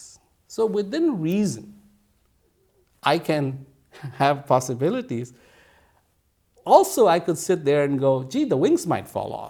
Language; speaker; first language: English; non-native, local second language; Hindi